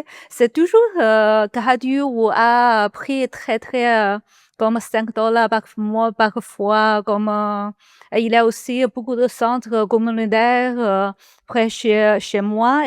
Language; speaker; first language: French; non-native, learner; Chinese